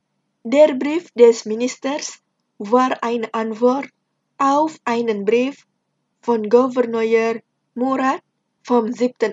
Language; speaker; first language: German; non-native, fluent; Indonesian